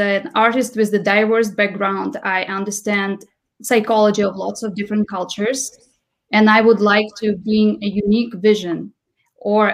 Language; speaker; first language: English; non-native, fluent; Russian